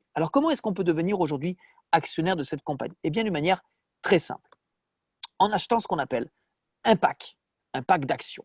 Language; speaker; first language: French; native; French